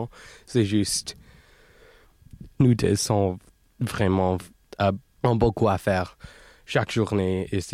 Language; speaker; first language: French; non-native, fluent; English